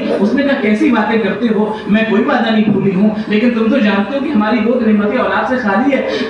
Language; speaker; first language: Urdu; native; Urdu